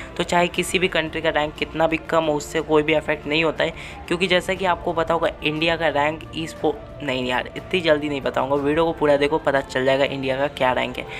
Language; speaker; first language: Hindi; non-native, local second language; Odia